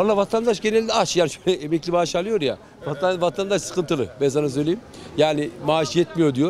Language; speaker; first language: Turkish; native; Turkish